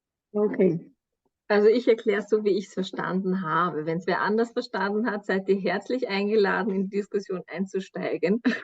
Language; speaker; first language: German; native; German